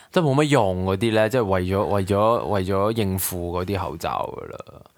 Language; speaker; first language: Cantonese; native; Cantonese